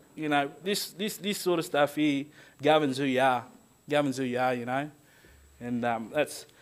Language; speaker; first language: English; native; English